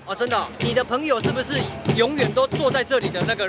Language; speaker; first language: Chinese; native; Chinese